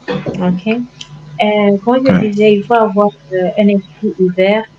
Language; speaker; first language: French; non-native, fluent; Igbo